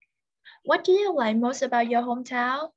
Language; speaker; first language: English; non-native, fluent; Vietnamese